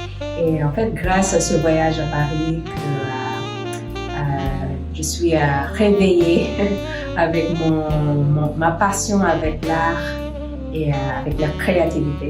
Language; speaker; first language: French; non-native, fluent; Filipino